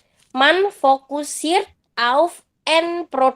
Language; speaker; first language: German; non-native, fluent; Indonesian